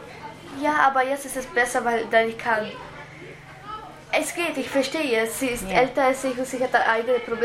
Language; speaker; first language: German; early bilingual, other home language; Croatian